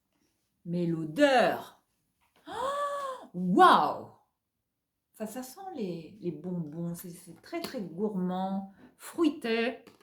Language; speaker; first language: French; native; French